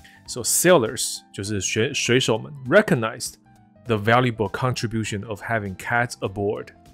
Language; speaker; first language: English; non-native, fluent; Chinese